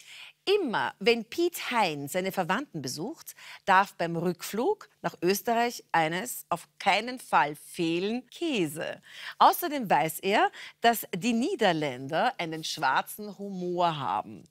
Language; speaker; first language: German; native; German